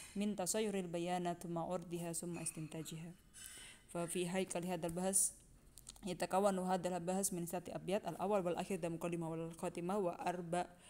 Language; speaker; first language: Arabic; non-native, fluent; Indonesian